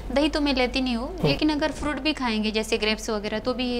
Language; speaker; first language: Hindi; non-native, local second language; Marathi